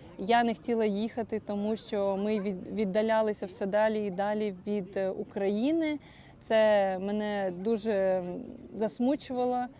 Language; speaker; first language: Ukrainian; non-native, local second language; Russian